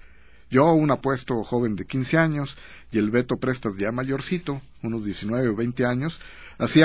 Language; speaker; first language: Spanish; native; Spanish